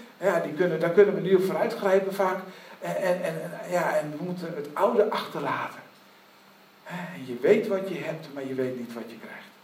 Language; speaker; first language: Dutch; native; Dutch